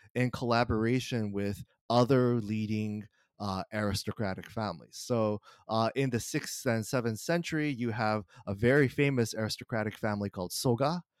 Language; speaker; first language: English; early bilingual, other home language; Japanese